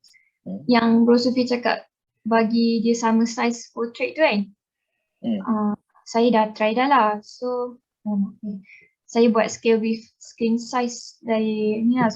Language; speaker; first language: Malay; native; Malay